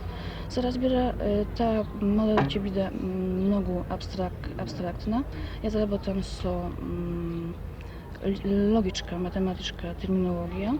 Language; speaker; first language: Macedonian; non-native, fluent; Polish